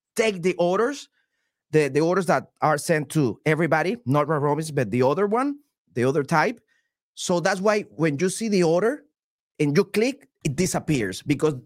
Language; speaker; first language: English; non-native, fluent; Spanish